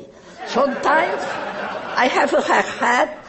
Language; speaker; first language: English; non-native, learner; Catalan